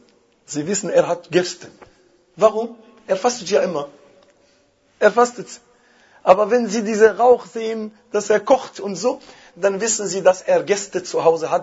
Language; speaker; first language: German; non-native, fluent; Arabic